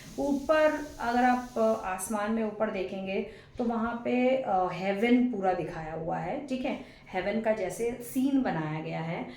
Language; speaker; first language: Hindi; non-native, local second language; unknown